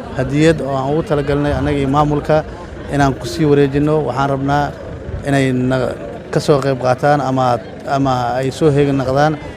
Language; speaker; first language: Somali; native; Somali